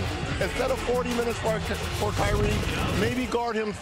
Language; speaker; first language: English; native; English